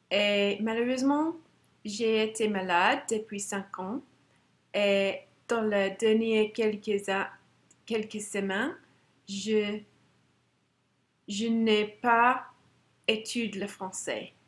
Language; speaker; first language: French; non-native, learner; English